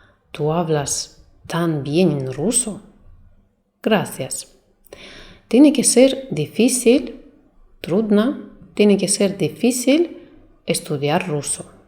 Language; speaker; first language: Spanish; non-native, fluent; Russian